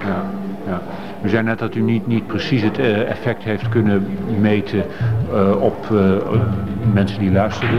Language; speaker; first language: Dutch; native; Dutch